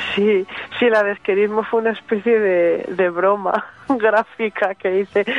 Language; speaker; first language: Spanish; native; Spanish